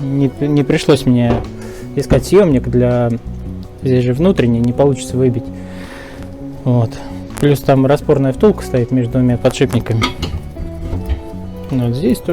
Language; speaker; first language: Russian; native; Russian